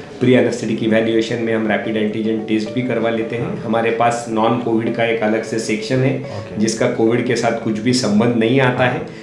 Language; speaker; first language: Hindi; non-native, local second language; Marathi